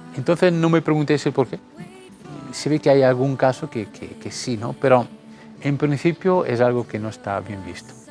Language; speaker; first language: Spanish; non-native, fluent; Italian